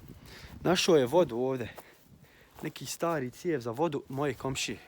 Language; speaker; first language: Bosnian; early bilingual, heritage; Croatian